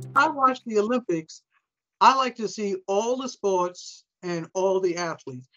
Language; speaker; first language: English; native; English